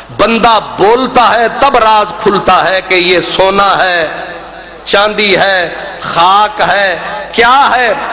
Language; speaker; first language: Urdu; non-native, local second language; Punjabi